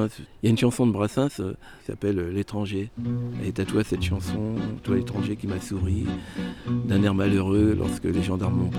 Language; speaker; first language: French; native; French